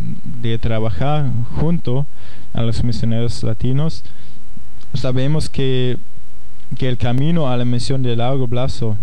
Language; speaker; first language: Spanish; non-native, fluent; German